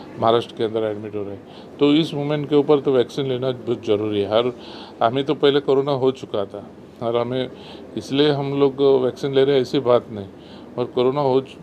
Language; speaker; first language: Hindi; non-native, local second language; Marathi